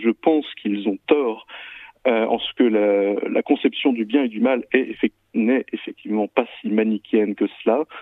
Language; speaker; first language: French; native; French